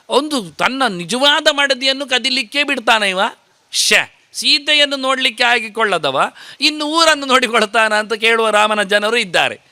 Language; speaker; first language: Kannada; native; Kannada